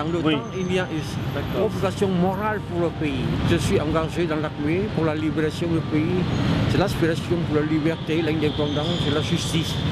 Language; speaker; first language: French; non-native, local second language; Vietnamese